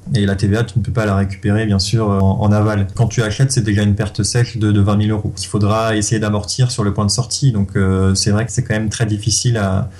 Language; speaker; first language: French; native; French